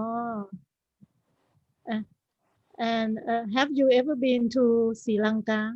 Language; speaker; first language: English; non-native, learner; Thai